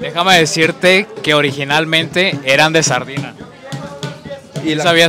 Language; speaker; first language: Spanish; native; Spanish